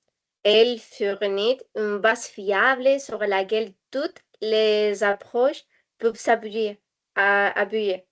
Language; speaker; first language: French; non-native, learner; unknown